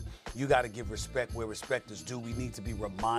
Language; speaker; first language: English; native; English